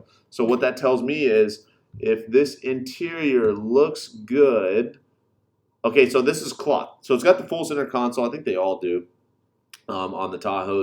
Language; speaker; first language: English; native; English